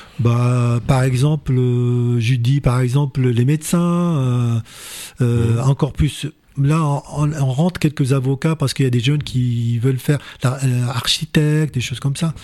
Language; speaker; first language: French; non-native, local second language; Arabic